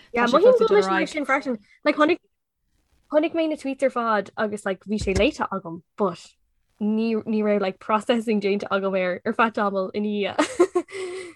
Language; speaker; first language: Irish; non-native, local second language; English